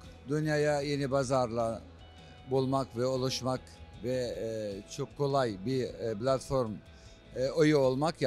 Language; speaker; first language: Turkish; non-native, learner; Arabic